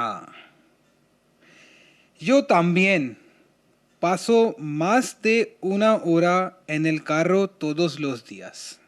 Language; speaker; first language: Spanish; non-native, learner; Hindi